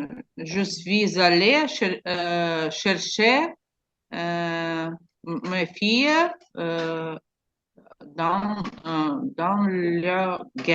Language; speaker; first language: French; non-native, learner; Ukrainian